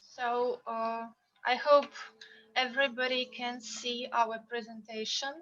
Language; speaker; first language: English; non-native, fluent; Belarusian